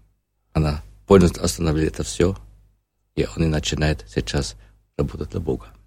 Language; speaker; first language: Russian; non-native, learner; German